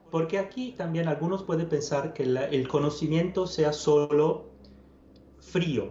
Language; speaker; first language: Spanish; non-native, fluent; Italian